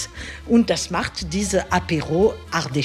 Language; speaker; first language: German; non-native, learner; French